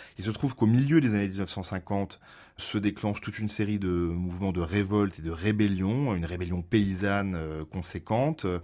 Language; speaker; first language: French; native; French